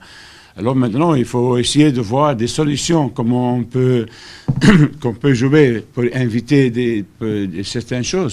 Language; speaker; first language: French; non-native, fluent; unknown